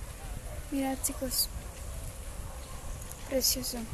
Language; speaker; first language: Spanish; non-native, fluent; Bulgarian